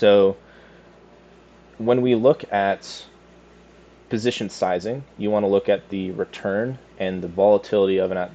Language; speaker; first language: English; native; English